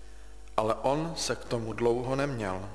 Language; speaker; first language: Czech; native; Czech